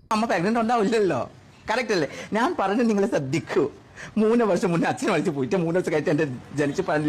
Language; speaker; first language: Malayalam; non-native, local second language; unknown